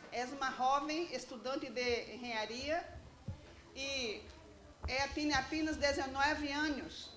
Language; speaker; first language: Spanish; non-native, learner; Portuguese